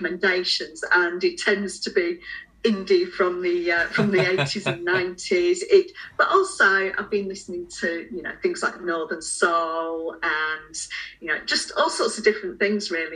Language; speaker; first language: English; native; English